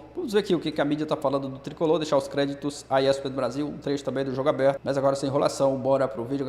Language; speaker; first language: Portuguese; native; Portuguese